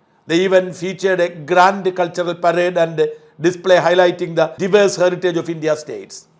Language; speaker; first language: English; non-native, local second language; Malayalam